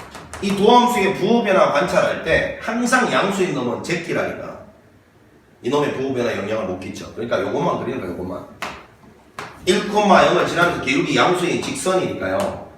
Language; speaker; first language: Korean; native; Korean